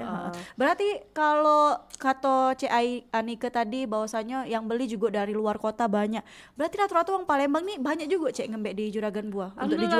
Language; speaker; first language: Indonesian; native; Indonesian